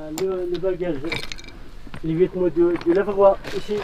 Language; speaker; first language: French; non-native, learner; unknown